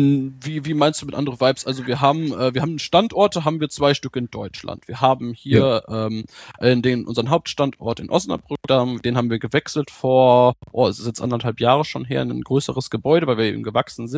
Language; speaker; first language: German; native; German